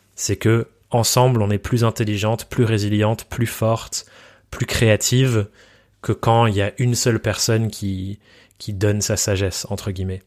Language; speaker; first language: French; native; French